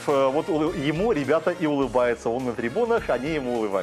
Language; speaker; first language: Russian; native; Russian